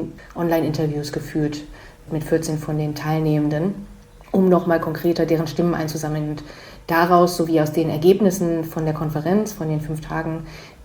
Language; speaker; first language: German; native; German